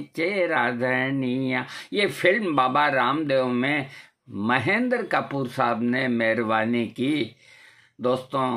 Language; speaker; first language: Hindi; non-native, local second language; Marwari